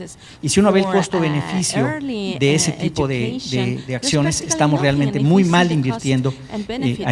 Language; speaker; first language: Spanish; native; Spanish